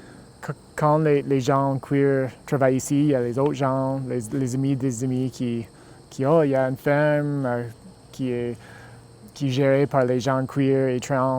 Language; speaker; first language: French; non-native, local second language; English